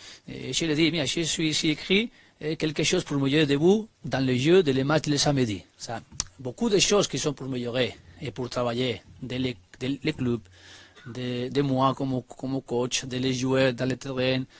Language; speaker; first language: French; non-native, learner; Spanish